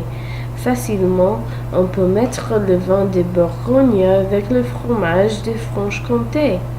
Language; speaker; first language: French; non-native, learner; English